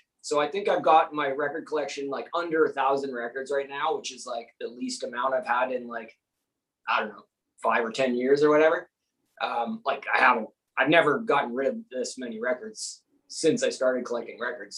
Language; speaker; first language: English; native; English